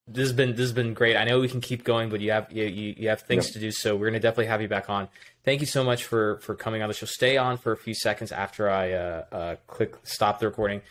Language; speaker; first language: English; native; English